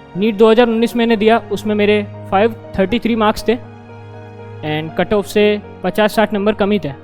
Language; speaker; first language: Hindi; native; Hindi